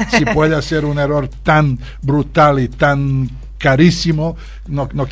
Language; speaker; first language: Spanish; non-native, fluent; Serbian